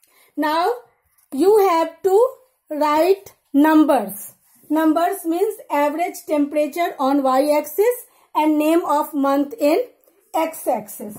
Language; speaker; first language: English; non-native, local second language; Hindi